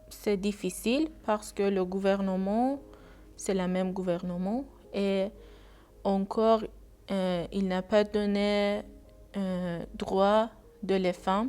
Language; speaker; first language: French; non-native, learner; Persian